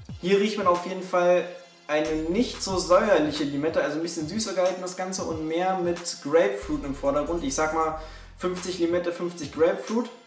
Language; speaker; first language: German; native; German